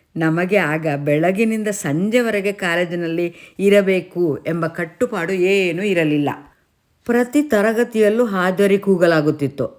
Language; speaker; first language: Kannada; native; Kannada